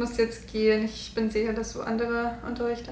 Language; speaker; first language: German; non-native, learner; English